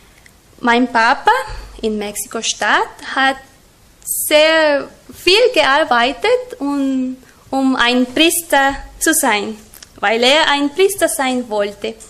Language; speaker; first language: German; non-native, learner; Spanish